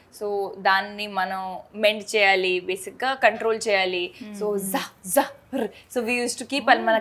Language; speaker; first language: Telugu; non-native, fluent; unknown